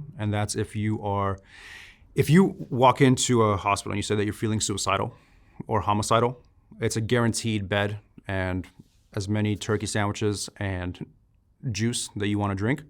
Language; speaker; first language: English; native; English